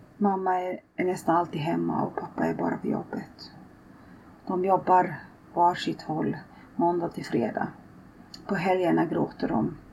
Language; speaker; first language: Swedish; early bilingual, other home language; Finnish